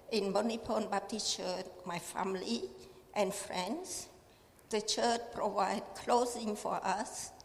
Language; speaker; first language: English; non-native, learner; Khmer